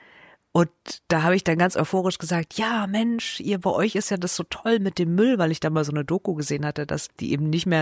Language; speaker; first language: German; native; German